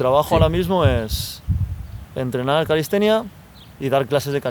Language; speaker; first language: Spanish; native; Spanish